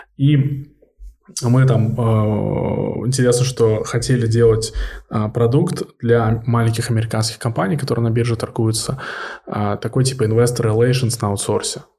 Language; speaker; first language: Russian; early bilingual, heritage; Russian